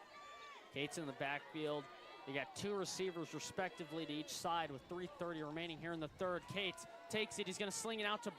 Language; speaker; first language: English; native; English